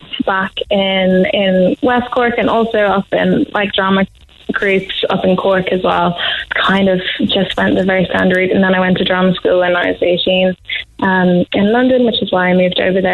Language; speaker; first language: English; native; English